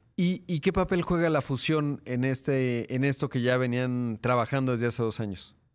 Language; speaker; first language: Spanish; native; Spanish